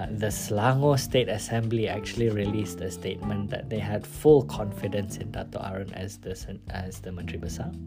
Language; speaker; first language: English; non-native, local second language; Malay